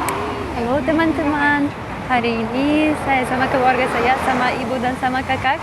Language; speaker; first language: Indonesian; non-native, fluent; Russian